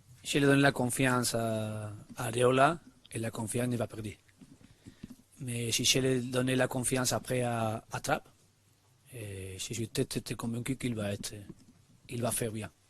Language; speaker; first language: French; non-native, learner; Spanish